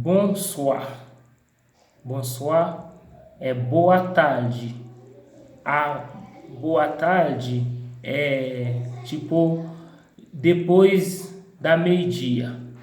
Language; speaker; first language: Portuguese; non-native, fluent; Haitian Creole